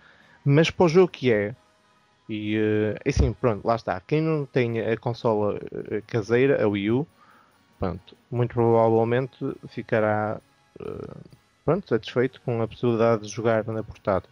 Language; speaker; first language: Portuguese; native; Portuguese